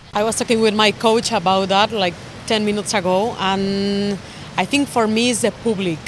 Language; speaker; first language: English; non-native, fluent; Spanish